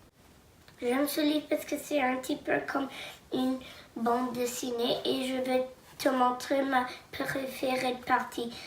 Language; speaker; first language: French; non-native, local second language; English